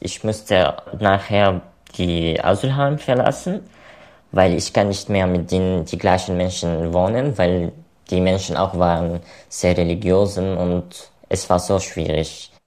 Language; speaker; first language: German; non-native, learner; Arabic